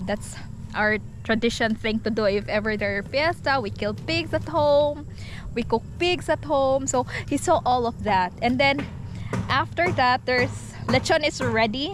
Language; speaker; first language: English; non-native, local second language; Cebuano